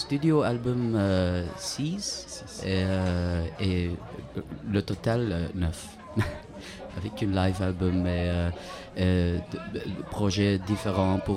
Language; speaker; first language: French; non-native, learner; Dutch